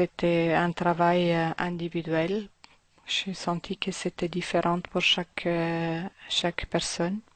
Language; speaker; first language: French; non-native, fluent; German